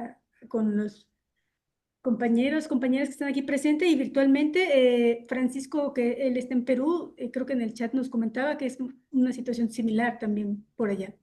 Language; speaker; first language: Spanish; native; Spanish